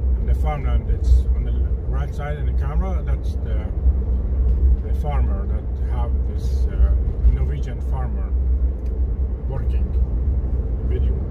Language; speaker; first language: English; non-native, fluent; Norwegian